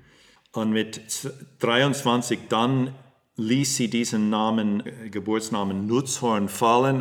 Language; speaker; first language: German; non-native, fluent; English